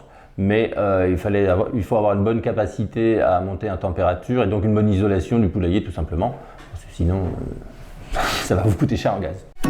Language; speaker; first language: French; native; French